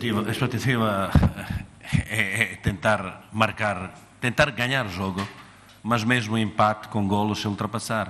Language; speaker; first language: Portuguese; non-native, fluent; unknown